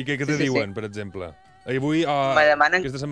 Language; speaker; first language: Catalan; native; Catalan